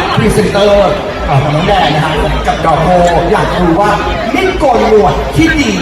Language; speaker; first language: Thai; native; Thai